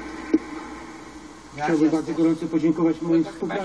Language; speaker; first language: Polish; native; Polish